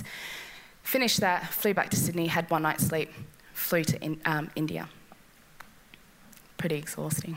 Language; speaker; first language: English; native; English